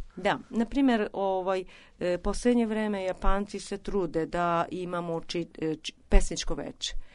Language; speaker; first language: Serbian; non-native, fluent; Japanese